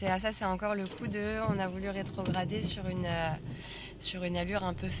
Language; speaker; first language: French; native; French